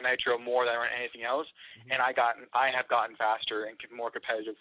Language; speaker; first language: English; native; English